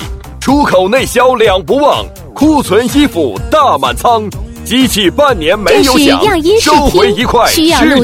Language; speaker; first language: Chinese; native; Chinese